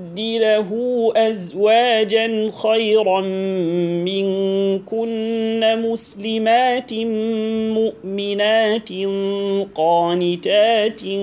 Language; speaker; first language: Arabic; non-native, fluent; Hausa